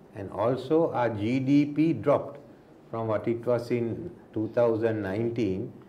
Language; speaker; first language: English; non-native, local second language; Sinhala